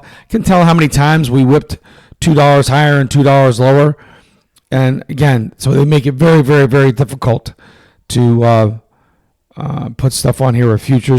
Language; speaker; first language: English; native; English